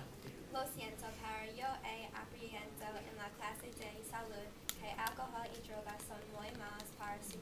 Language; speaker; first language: Spanish; non-native, learner; English